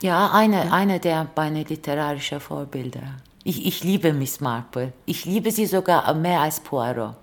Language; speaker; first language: German; non-native, fluent; Turkish